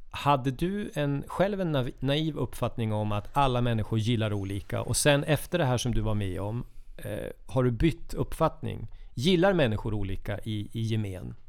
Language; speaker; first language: Swedish; native; Swedish